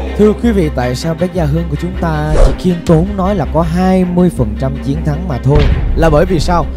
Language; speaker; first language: Vietnamese; native; Vietnamese